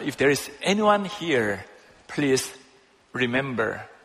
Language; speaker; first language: English; non-native, fluent; Korean